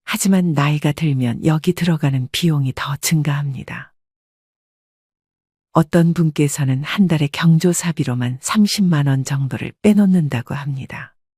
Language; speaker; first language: Korean; native; Korean